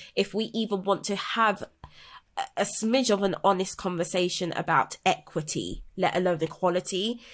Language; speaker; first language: English; native; English